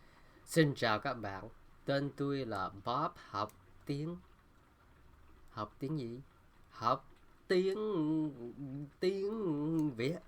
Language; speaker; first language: Vietnamese; non-native, learner; English